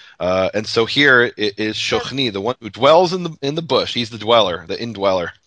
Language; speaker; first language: English; native; English